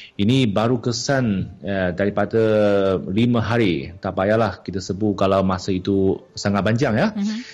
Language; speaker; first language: Malay; non-native, fluent; Chinese